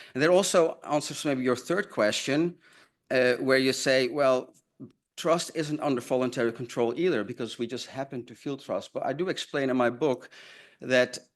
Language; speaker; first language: English; non-native, fluent; Dutch